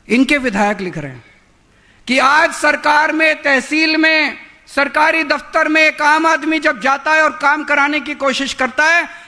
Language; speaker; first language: Hindi; native; Hindi